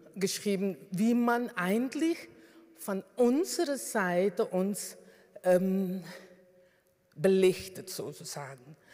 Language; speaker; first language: German; non-native, fluent; Dutch